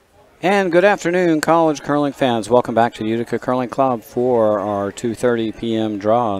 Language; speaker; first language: English; native; English